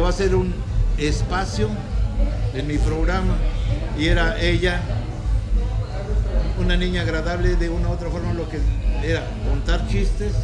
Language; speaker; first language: Spanish; native; Spanish